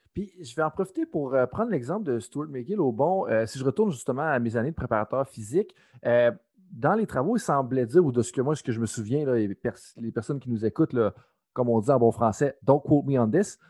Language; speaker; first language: French; native; French